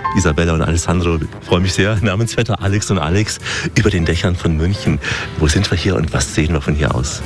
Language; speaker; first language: German; native; German